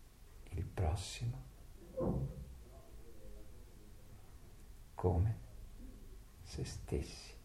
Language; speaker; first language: Italian; native; Italian